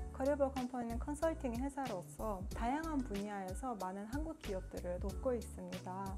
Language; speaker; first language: Korean; non-native, fluent; Azerbaijani